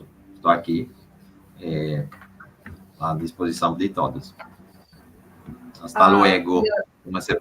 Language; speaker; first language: Portuguese; non-native, fluent; Italian